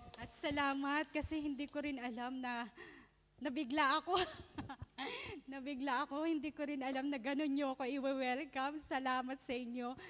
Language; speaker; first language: Filipino; native; Filipino